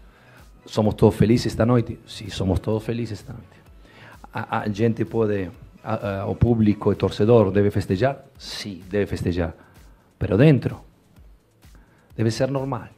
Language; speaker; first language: Portuguese; non-native, fluent; Spanish